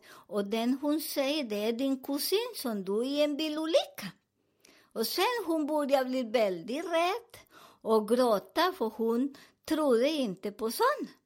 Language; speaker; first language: Swedish; non-native, learner; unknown